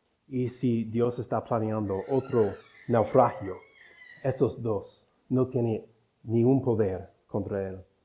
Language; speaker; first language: Spanish; non-native, fluent; English